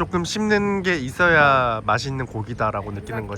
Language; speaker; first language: Korean; native; Korean